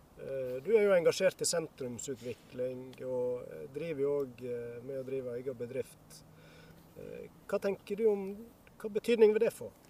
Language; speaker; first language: Norwegian; native; Norwegian